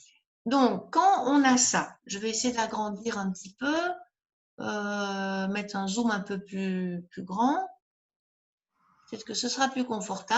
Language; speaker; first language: French; native; French